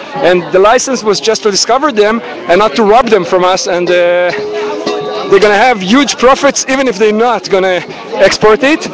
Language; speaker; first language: English; non-native, fluent; Hebrew